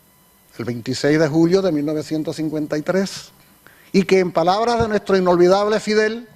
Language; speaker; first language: Spanish; native; Spanish